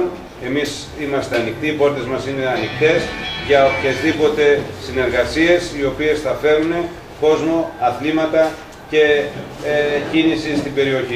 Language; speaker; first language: Greek; native; Greek